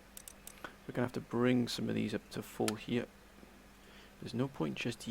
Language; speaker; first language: English; native; English